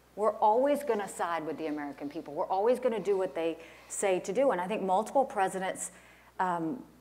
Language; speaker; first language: English; native; English